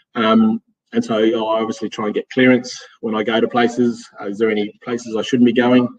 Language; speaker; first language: English; native; English